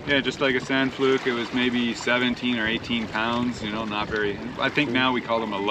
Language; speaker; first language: English; native; English